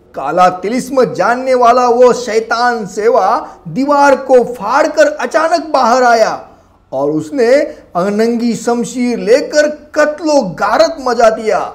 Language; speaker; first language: Hindi; non-native, local second language; Marathi